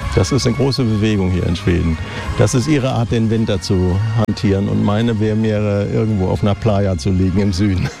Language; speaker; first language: German; native; German